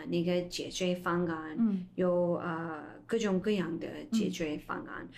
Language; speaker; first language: Chinese; non-native, fluent; English